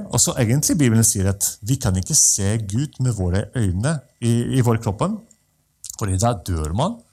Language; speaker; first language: Norwegian; non-native, fluent; Russian